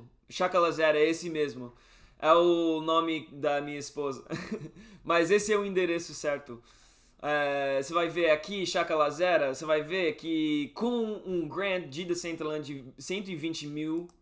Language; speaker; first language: Portuguese; non-native, fluent; English